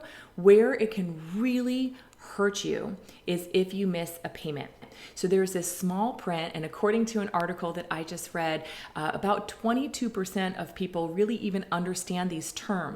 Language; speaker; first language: English; native; English